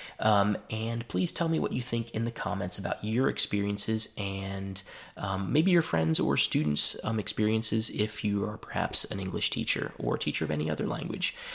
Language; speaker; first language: English; native; English